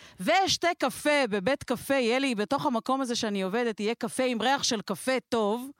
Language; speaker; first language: Hebrew; native; Hebrew